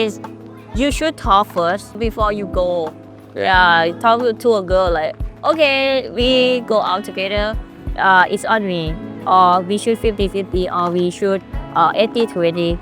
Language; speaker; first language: English; non-native, learner; Thai